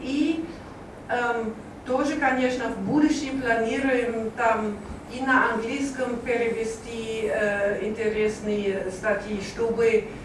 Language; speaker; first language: Russian; non-native, learner; German